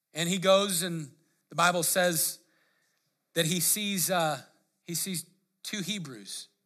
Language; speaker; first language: English; native; English